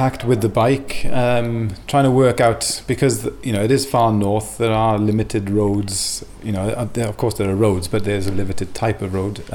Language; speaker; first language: English; native; English